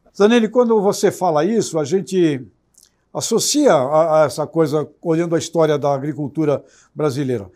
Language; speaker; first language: Portuguese; native; Portuguese